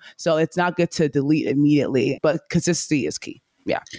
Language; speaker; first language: English; native; English